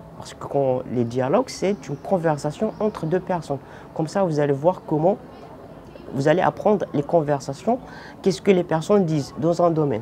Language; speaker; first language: French; non-native, local second language; Arabic